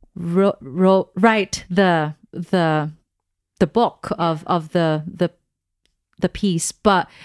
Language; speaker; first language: English; non-native, local second language; Filipino